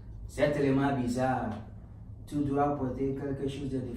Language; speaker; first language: French; non-native, learner; English